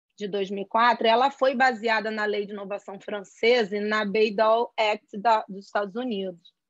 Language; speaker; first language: Portuguese; native; Portuguese